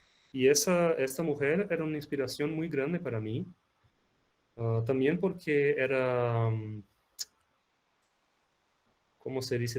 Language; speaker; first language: Spanish; non-native, fluent; Portuguese